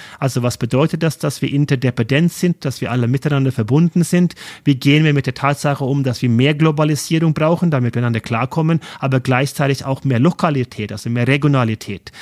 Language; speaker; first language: German; non-native, fluent; Norwegian